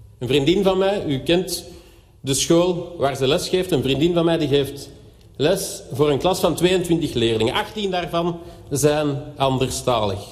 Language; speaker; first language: Dutch; native; Dutch